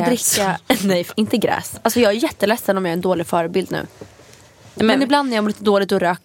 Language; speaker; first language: Swedish; native; Swedish